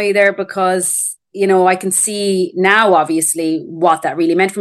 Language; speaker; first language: English; native; English